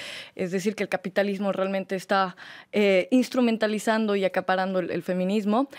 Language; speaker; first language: Spanish; native; Spanish